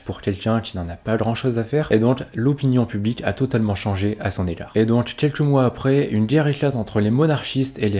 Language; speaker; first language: French; native; French